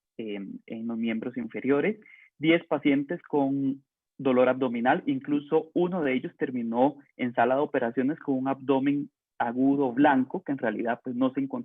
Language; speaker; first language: Spanish; native; Spanish